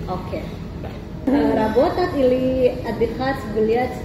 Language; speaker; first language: Russian; non-native, fluent; Indonesian